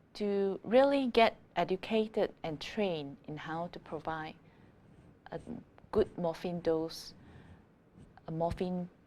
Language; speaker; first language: English; non-native, local second language; Malay